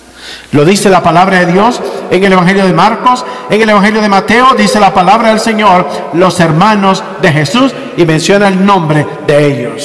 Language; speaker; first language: Spanish; native; Spanish